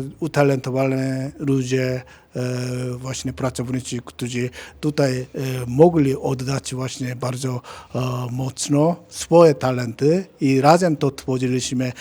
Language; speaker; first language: Polish; non-native, learner; Korean